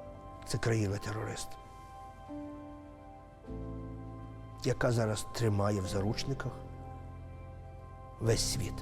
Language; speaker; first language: Ukrainian; native; Ukrainian